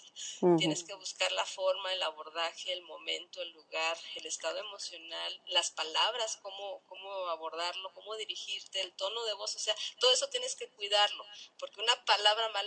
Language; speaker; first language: Spanish; native; Spanish